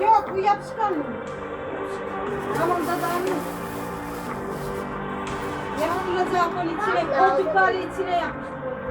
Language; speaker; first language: Turkish; native; Turkish